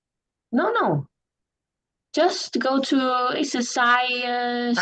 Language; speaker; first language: English; non-native, learner; Vietnamese